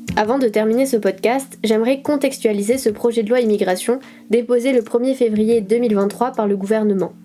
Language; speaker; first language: French; native; French